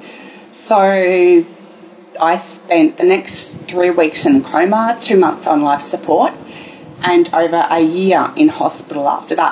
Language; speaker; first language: English; native; English